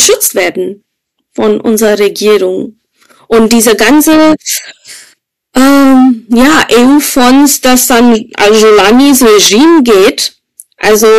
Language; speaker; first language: German; non-native, fluent; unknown